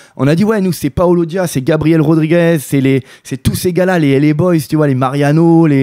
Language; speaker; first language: French; native; French